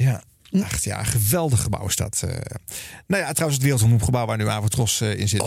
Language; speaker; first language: Dutch; native; Dutch